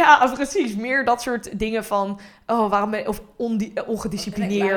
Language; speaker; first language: Dutch; native; Dutch